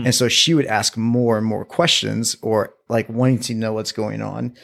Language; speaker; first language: English; native; English